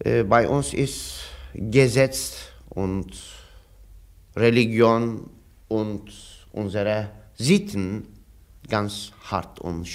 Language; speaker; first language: German; non-native, learner; Turkish